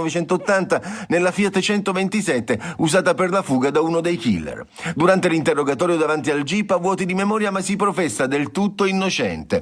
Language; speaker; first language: Italian; native; Italian